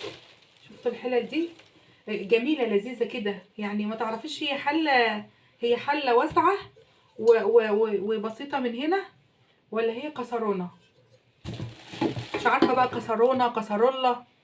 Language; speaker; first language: Arabic; native; Arabic